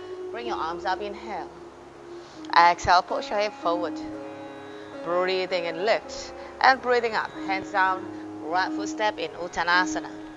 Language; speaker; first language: English; non-native, fluent; Indonesian